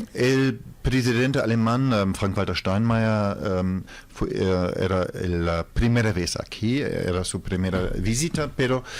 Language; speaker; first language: Spanish; non-native, fluent; German